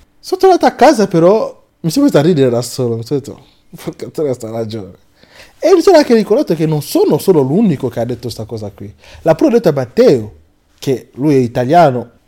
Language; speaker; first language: Italian; non-native, fluent; Lingala